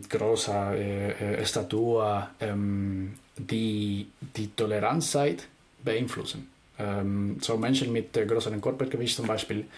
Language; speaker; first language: German; non-native, fluent; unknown